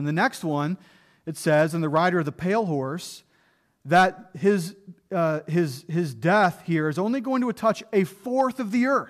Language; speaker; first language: English; native; English